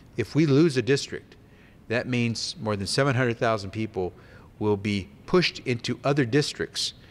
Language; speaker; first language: English; early bilingual, other home language; Spanish